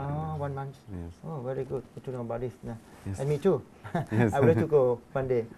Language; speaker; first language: English; non-native, learner; Thai